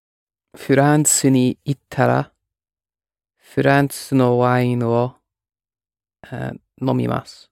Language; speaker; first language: Japanese; non-native, learner; English